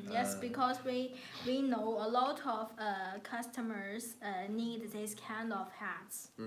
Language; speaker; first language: English; non-native, learner; Chinese